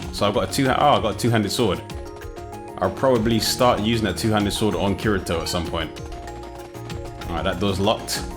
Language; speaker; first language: English; native; English